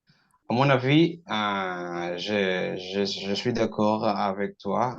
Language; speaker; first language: French; non-native, learner; Portuguese